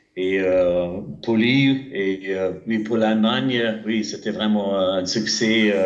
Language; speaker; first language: French; non-native, fluent; German